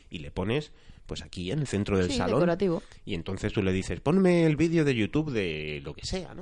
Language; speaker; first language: Spanish; native; Spanish